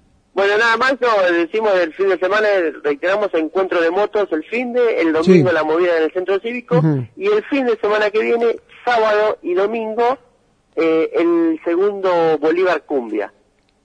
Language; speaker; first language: Spanish; native; Spanish